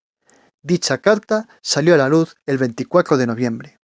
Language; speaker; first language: Spanish; native; Spanish